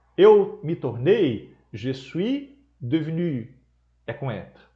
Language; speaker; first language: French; non-native, fluent; Portuguese